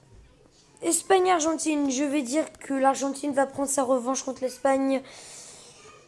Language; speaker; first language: French; early bilingual, other home language; Portuguese